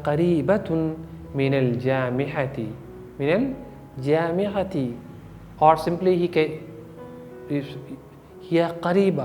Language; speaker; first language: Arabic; non-native, fluent; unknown